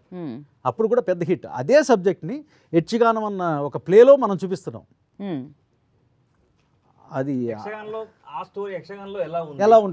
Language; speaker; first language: Telugu; native; Telugu